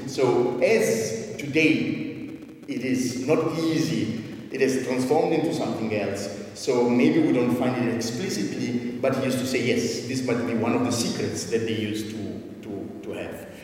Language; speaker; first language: English; non-native, fluent; Italian